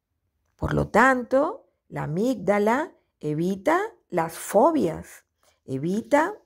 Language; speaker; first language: Spanish; native; Spanish